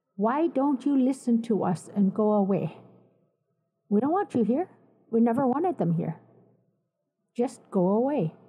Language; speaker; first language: English; native; English